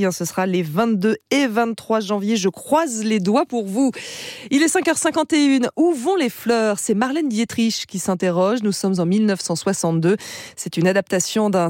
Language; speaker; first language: French; native; French